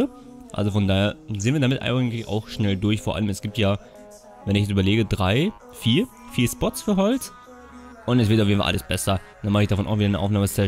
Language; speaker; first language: German; native; German